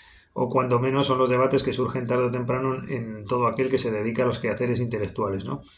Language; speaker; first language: Spanish; native; Spanish